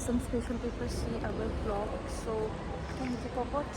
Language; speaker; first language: English; non-native, learner; Hindi